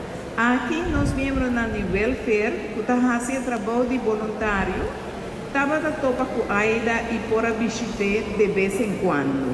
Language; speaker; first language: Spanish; non-native, local second language; Papiamento